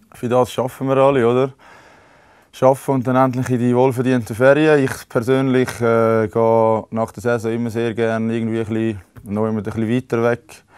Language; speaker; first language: German; native; German